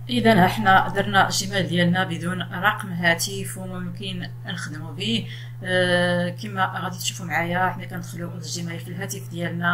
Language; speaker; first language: Arabic; native; Arabic